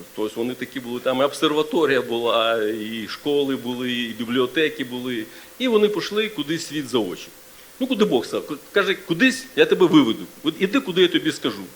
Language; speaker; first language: Ukrainian; non-native, local second language; Russian